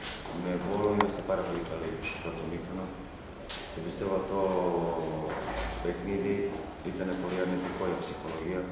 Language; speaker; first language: Greek; non-native, learner; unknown